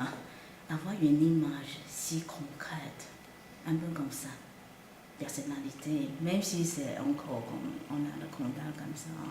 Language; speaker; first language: French; non-native, fluent; Chinese